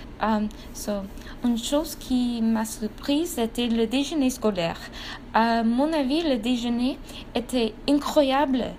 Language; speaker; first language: French; non-native, learner; English